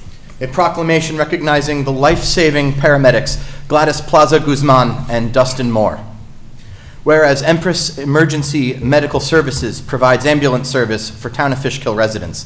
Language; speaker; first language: English; native; English